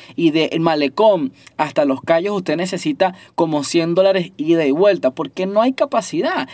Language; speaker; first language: Spanish; native; Spanish